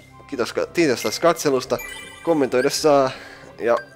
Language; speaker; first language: Finnish; native; Finnish